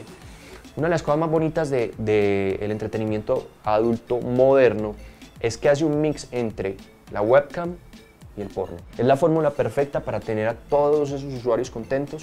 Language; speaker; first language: Spanish; native; Spanish